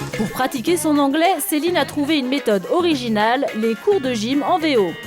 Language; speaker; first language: French; native; French